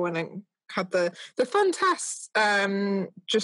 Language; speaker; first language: English; native; English